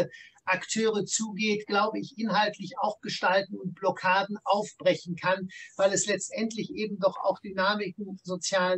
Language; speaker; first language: German; native; German